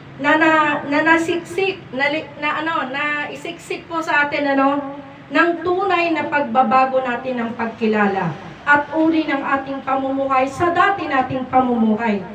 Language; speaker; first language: Filipino; native; Filipino